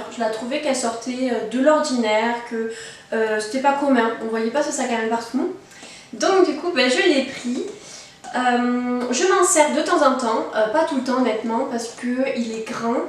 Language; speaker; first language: French; native; French